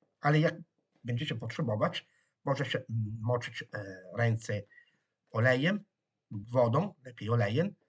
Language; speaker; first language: Polish; non-native, fluent; Italian